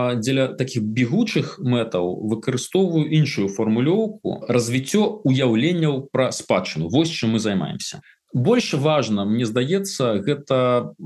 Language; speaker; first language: Belarusian; native; Belarusian